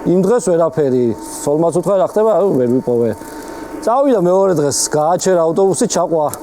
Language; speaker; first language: Georgian; native; Georgian